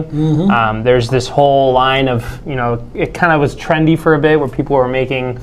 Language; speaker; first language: English; non-native, fluent; Spanish